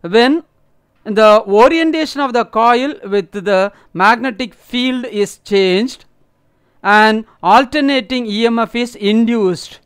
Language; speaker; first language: English; non-native, local second language; Tamil